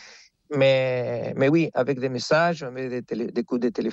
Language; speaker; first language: French; non-native, fluent; Spanish